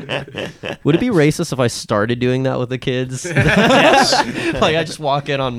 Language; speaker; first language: English; early bilingual, other home language; Spanish